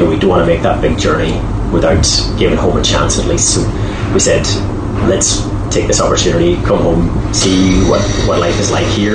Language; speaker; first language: English; native; English